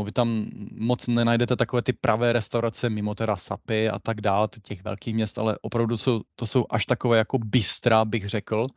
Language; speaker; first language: Czech; native; Czech